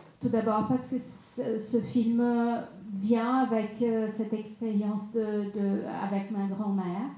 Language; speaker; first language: French; non-native, fluent; Portuguese